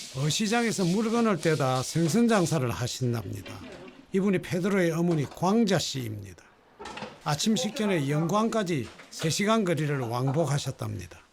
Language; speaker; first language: Korean; native; Korean